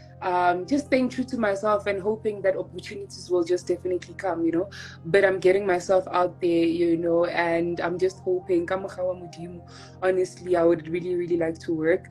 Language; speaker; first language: English; non-native, local second language; Tswana